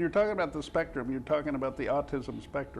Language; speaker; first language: English; native; English